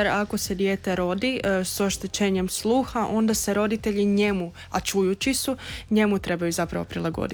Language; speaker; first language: Croatian; native; Croatian